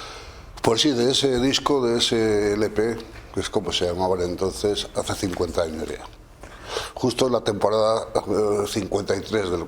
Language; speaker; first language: Spanish; native; Spanish